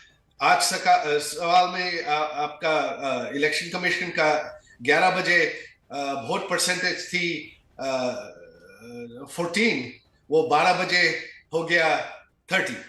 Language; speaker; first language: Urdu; non-native, fluent; Bangla